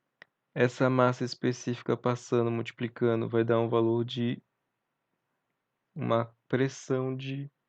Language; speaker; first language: Portuguese; native; Portuguese